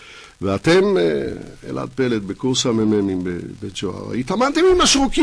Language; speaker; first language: Hebrew; native; Hebrew